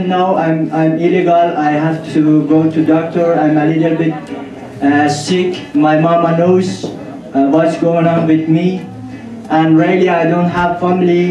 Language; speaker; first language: English; non-native, learner; Pashto